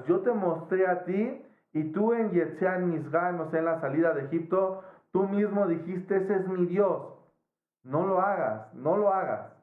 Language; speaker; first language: Spanish; native; Spanish